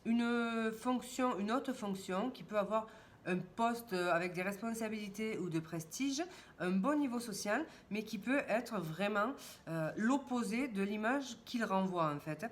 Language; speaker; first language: French; native; French